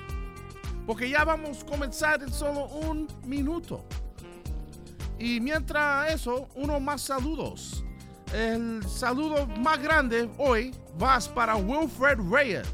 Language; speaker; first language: Spanish; early bilingual, heritage; Spanish